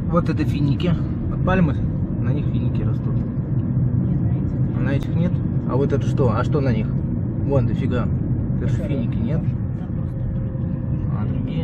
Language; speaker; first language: Russian; native; Russian